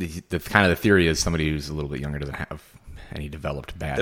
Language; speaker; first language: English; native; English